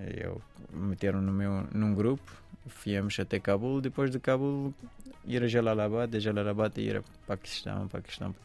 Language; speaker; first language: Portuguese; non-native, fluent; Persian